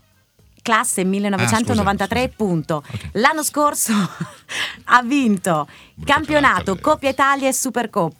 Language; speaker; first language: Italian; native; Italian